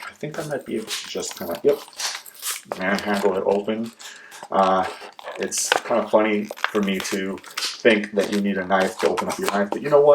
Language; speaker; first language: English; native; English